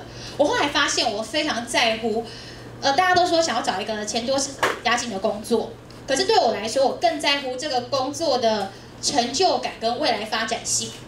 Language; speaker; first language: Chinese; native; Chinese